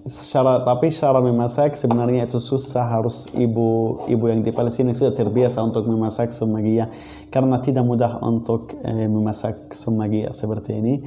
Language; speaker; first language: Indonesian; non-native, learner; Arabic